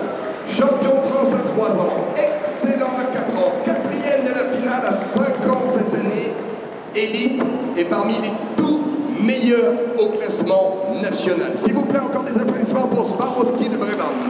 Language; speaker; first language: French; native; French